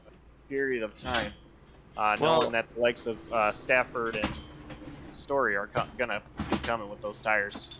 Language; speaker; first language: English; native; English